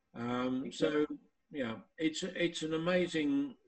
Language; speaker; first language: English; native; English